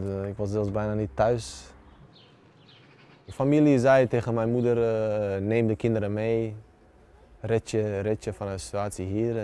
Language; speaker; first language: Dutch; early bilingual, other home language; Bosnian